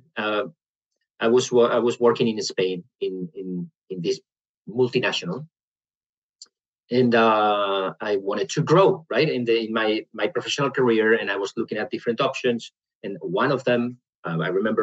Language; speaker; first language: English; non-native, fluent; Spanish